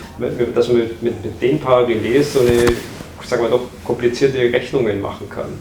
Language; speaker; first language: German; native; German